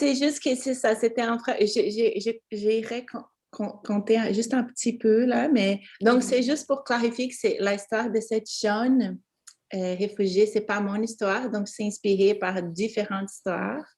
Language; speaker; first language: French; non-native, fluent; Portuguese